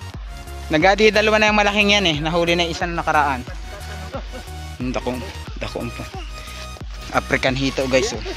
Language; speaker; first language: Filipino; non-native, local second language; Cebuano